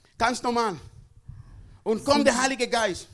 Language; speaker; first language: German; non-native, learner; Spanish